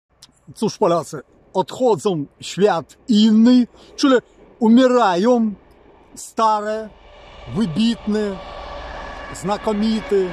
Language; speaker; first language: Polish; non-native, fluent; Ukrainian